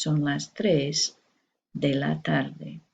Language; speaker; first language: Spanish; non-native, fluent; English